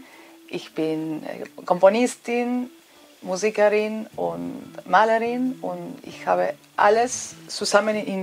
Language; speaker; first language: German; non-native, fluent; Spanish